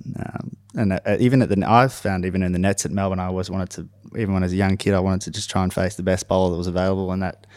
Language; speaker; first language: English; native; English